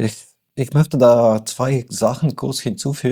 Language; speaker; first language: German; non-native, fluent; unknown